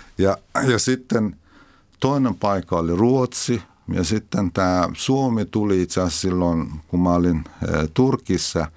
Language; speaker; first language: Finnish; non-native, fluent; Persian